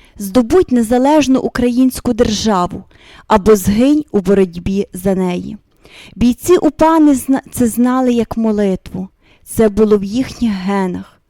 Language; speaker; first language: Ukrainian; native; Ukrainian